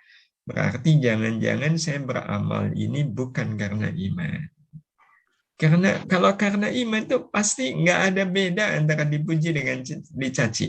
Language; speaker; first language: Indonesian; native; Indonesian